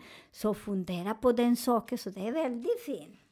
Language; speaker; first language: Swedish; non-native, learner; Spanish